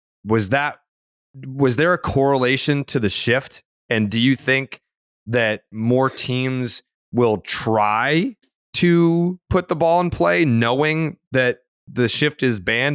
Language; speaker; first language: English; native; English